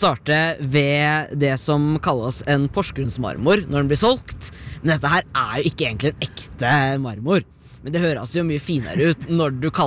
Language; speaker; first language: Norwegian; native; Norwegian